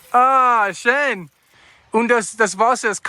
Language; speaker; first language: German; non-native, learner; English